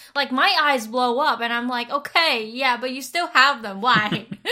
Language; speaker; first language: English; non-native, fluent; Vietnamese